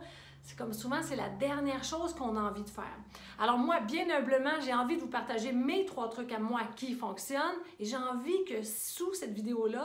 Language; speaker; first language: French; native; French